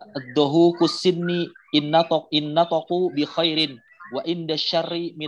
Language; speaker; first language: Arabic; non-native, fluent; Indonesian